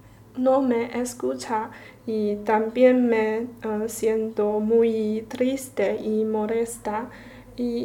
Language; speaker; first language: Spanish; non-native, learner; Chinese